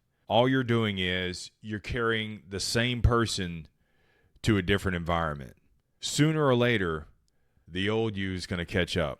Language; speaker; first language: English; native; English